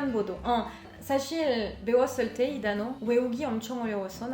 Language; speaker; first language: Korean; non-native, learner; French